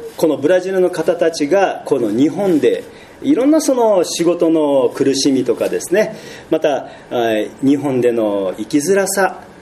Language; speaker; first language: Japanese; early bilingual, heritage; Japanese